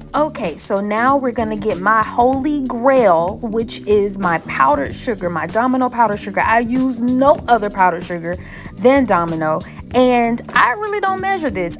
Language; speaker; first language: English; native; English